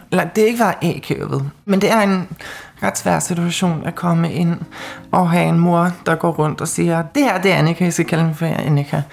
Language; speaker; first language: Danish; non-native, local second language; Faroese